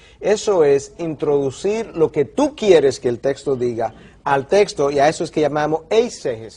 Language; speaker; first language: Spanish; native; Spanish